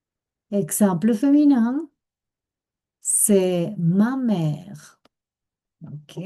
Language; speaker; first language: French; non-native, fluent; Spanish